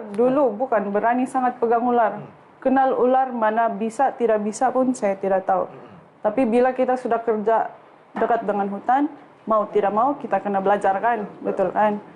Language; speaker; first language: Malay; native; Malay